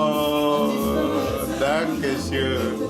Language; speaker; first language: German; non-native, learner; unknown